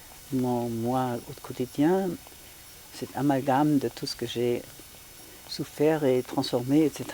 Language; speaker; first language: French; non-native, fluent; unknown